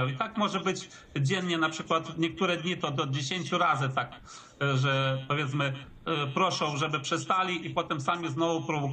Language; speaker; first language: Polish; early bilingual, heritage; Polish